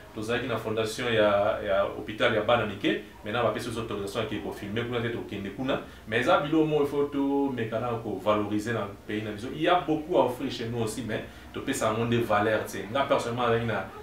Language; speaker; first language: French; non-native, local second language; Lingala